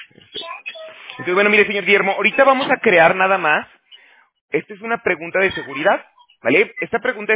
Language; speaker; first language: Spanish; native; Spanish